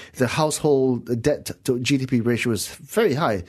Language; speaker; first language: English; non-native, local second language; Min Nan Chinese